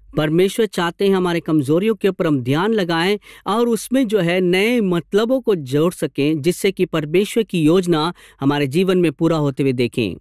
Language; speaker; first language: Hindi; non-native, local second language; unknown